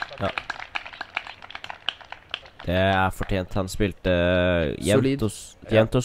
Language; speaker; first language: Norwegian; native; Norwegian